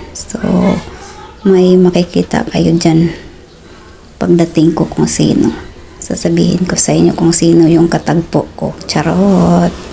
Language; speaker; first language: Filipino; non-native, local second language; Cebuano